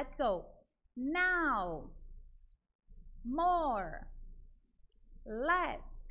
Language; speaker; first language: English; non-native, fluent; Portuguese